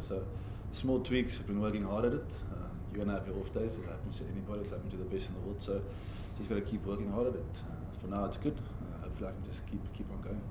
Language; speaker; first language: English; non-native, local second language; Afrikaans